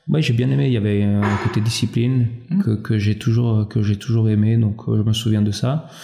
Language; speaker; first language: French; early bilingual, other home language; Albanian